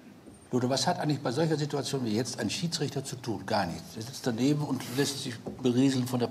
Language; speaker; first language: German; native; German